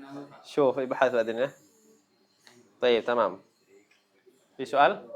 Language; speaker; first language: Arabic; non-native, fluent; Indonesian